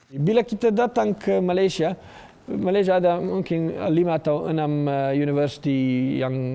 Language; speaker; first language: Indonesian; non-native, learner; Bosnian